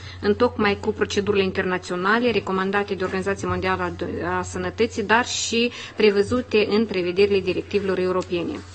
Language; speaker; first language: Romanian; native; Romanian